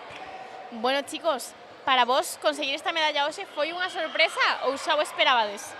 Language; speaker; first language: Galician; native; Galician